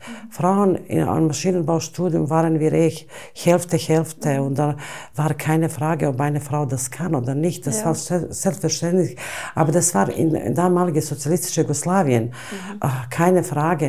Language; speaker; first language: German; non-native, fluent; Bosnian